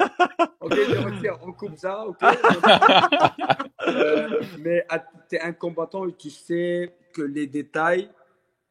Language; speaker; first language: French; non-native, local second language; Arabic